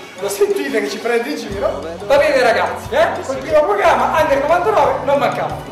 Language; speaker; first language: Italian; native; Italian